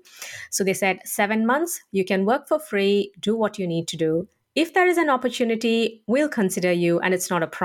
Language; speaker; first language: English; non-native, local second language; Tamil